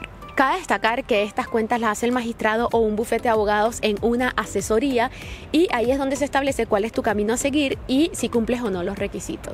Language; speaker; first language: Spanish; native; Spanish